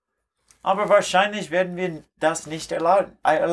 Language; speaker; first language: German; non-native, learner; English